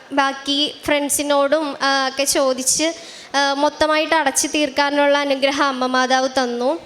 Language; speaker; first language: Malayalam; native; Malayalam